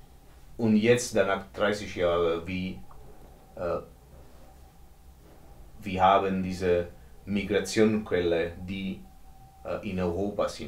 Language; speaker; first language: German; non-native, learner; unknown